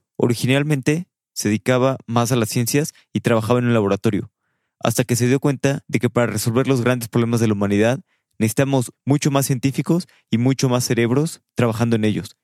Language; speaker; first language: Spanish; native; Spanish